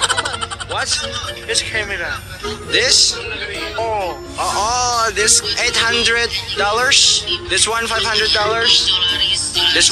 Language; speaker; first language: English; non-native, learner; Sundanese